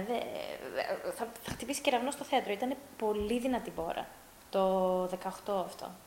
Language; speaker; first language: Greek; early bilingual, heritage; Greek